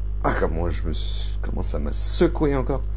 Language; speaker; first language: French; native; French